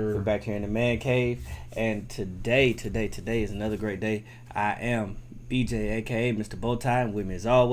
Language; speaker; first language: English; native; English